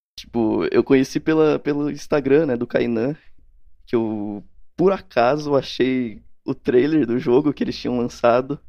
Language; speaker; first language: Portuguese; native; Portuguese